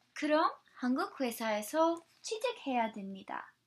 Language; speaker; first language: Korean; non-native, learner; English